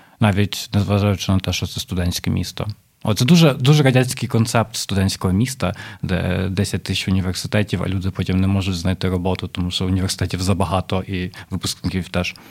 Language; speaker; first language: Ukrainian; non-native, local second language; Russian